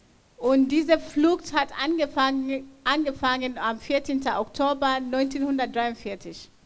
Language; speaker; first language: German; non-native, fluent; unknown